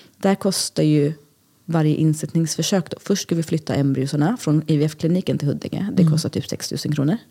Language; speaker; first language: Swedish; early bilingual, other home language; Greek